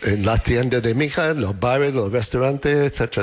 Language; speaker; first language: Spanish; non-native, learner; English